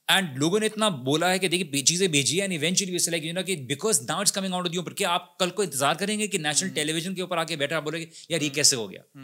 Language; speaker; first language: Urdu; native; Urdu